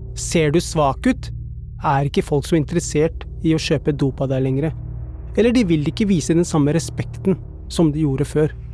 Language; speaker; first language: Norwegian; early bilingual, other home language; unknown